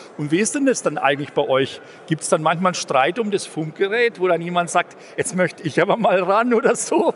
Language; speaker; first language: German; native; German